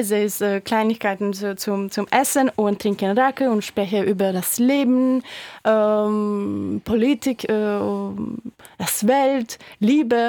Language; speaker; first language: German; non-native, fluent; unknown